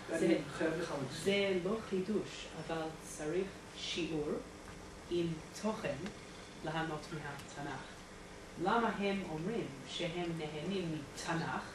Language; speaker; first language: Hebrew; non-native, fluent; English